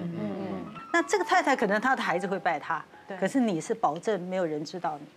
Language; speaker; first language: Chinese; native; Chinese